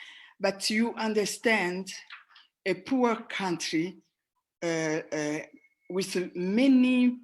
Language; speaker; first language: English; non-native, fluent; Rundi